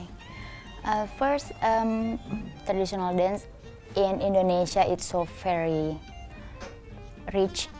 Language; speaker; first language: English; non-native, learner; Indonesian